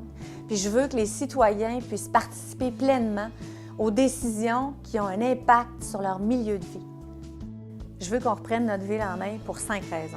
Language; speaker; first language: French; native; French